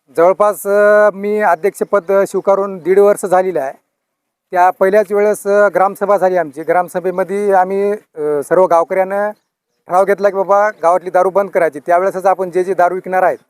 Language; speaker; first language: Marathi; native; Marathi